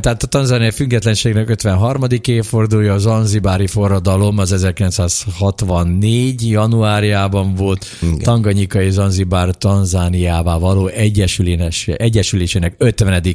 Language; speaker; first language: Hungarian; native; Hungarian